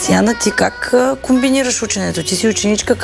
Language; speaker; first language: Bulgarian; native; Bulgarian